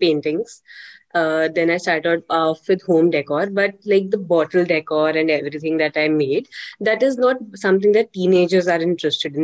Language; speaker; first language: English; non-native, local second language; Hindi